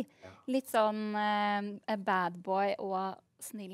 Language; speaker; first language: Norwegian; native; Norwegian